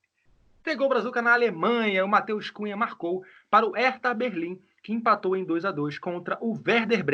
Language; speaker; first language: Portuguese; native; Portuguese